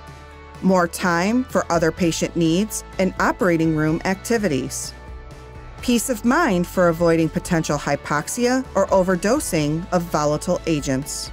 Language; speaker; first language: English; native; English